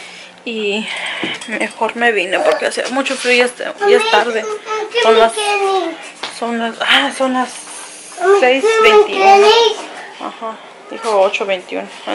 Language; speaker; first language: Spanish; early bilingual, heritage; Spanish